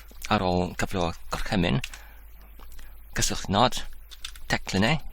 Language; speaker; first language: Welsh; non-native, learner; Polish